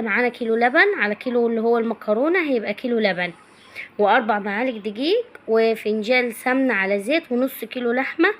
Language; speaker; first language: Arabic; native; Arabic